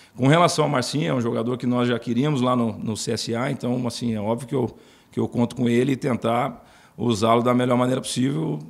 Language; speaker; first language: Portuguese; native; Portuguese